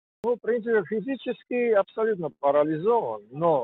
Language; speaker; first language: Russian; non-native, fluent; Georgian